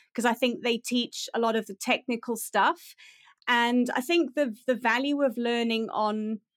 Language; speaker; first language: English; native; English